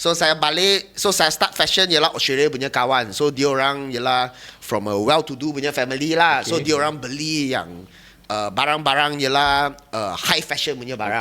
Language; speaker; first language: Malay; non-native, local second language; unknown